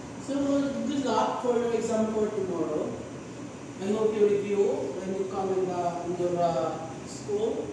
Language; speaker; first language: English; non-native, local second language; Filipino